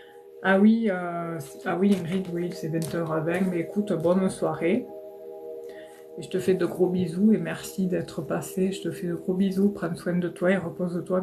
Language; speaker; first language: French; native; French